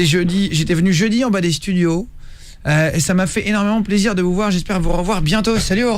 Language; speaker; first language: French; native; French